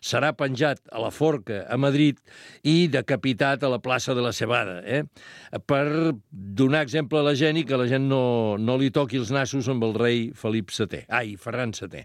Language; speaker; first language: Catalan; native; Catalan